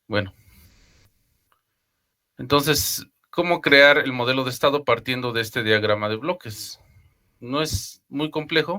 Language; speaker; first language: Spanish; native; Spanish